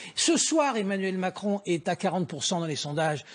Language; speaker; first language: French; native; French